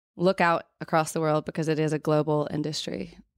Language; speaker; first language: English; native; English